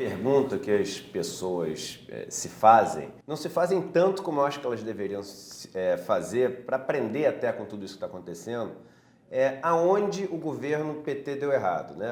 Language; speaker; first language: Portuguese; native; Portuguese